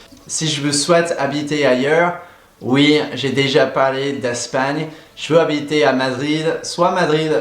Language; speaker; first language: French; non-native, fluent; English